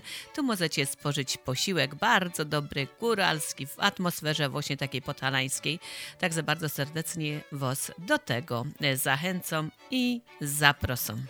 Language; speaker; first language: Polish; native; Polish